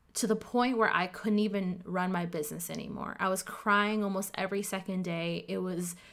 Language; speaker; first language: English; early bilingual, other home language; Cantonese